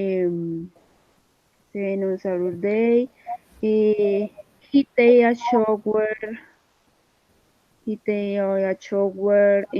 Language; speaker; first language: English; non-native, learner; Spanish